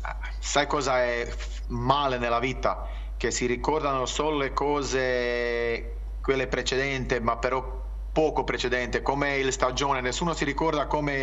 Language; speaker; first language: Italian; non-native, fluent; Croatian